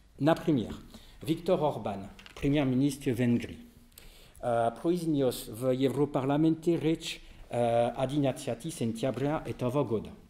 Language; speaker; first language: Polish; non-native, learner; French